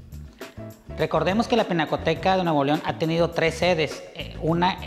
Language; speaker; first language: Spanish; native; Spanish